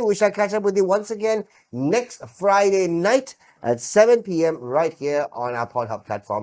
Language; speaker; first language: English; non-native, local second language; Sinhala